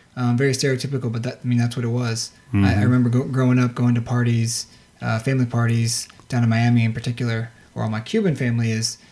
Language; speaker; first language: English; native; English